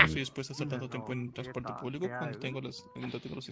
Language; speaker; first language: Spanish; native; Spanish